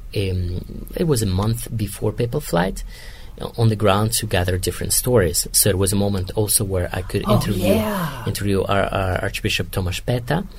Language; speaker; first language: English; non-native, fluent; Kazakh